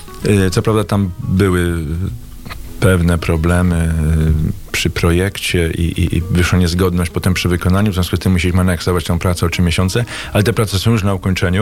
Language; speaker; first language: Polish; native; Polish